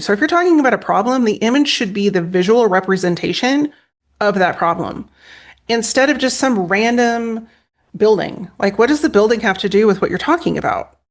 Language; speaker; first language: English; native; English